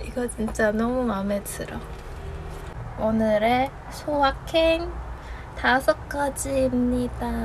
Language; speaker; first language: Korean; non-native, fluent; Chinese